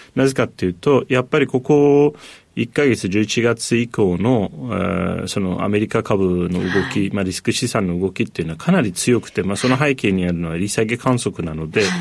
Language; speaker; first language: Japanese; non-native, fluent; Turkish